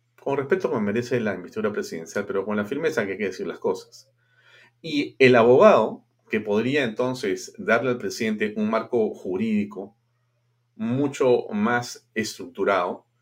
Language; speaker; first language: Spanish; native; Spanish